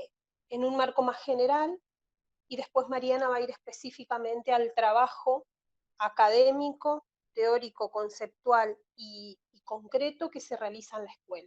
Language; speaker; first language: Spanish; native; Spanish